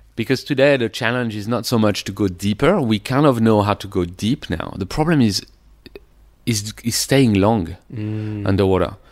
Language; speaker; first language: English; non-native, fluent; French